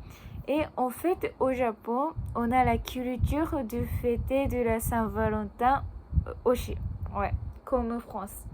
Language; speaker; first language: French; non-native, learner; Japanese